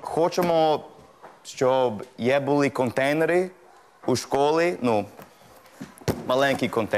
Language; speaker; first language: Ukrainian; non-native, learner; English